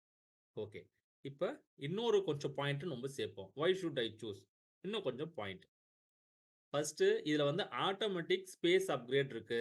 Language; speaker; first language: Tamil; native; Tamil